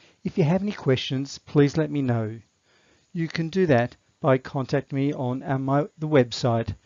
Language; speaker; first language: English; native; English